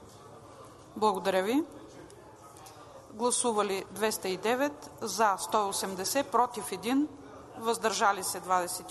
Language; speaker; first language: Bulgarian; native; Bulgarian